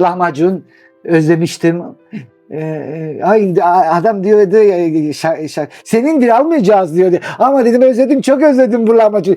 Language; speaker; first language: Turkish; non-native, local second language; Greek